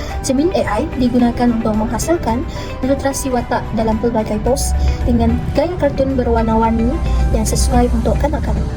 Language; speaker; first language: Malay; native; Malay